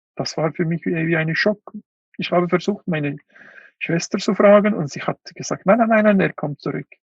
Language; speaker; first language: German; non-native, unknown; Uyghur